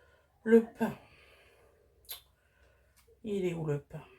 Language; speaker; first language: French; native; French